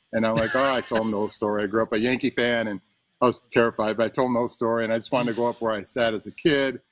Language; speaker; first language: English; native; English